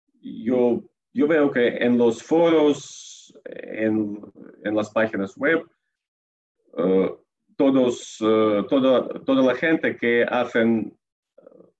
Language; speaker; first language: Spanish; non-native, learner; Russian